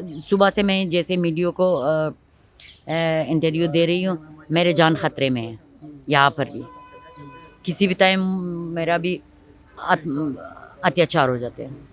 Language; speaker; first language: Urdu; non-native, learner; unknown